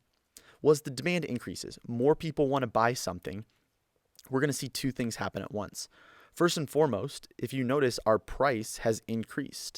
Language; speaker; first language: English; native; English